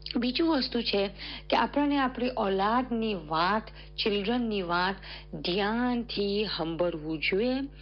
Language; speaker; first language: Gujarati; early bilingual, heritage; Gujarati